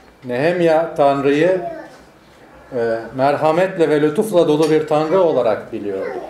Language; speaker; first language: Turkish; native; Turkish